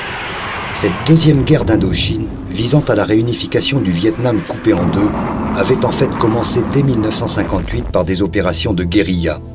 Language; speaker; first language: French; native; French